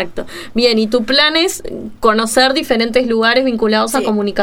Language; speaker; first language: Spanish; native; Spanish